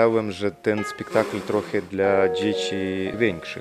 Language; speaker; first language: Polish; non-native, learner; Russian